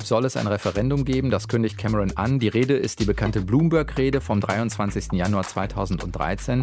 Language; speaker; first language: German; native; German